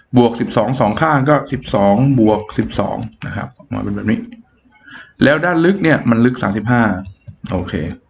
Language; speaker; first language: Thai; native; Thai